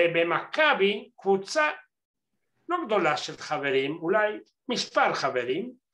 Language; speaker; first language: Hebrew; non-native, fluent; Spanish